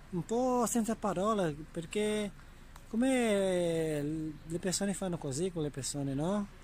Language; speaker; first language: Italian; non-native, learner; Portuguese